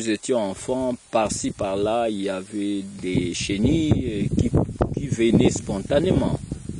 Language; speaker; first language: French; non-native, local second language; Kongo